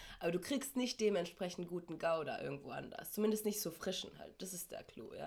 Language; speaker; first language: German; early bilingual, heritage; German